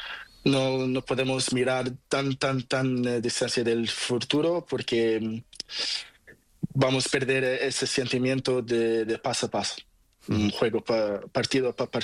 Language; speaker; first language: Spanish; non-native, learner; Portuguese